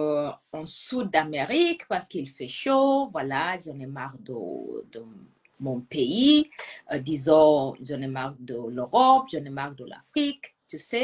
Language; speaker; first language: French; non-native, fluent; Gusii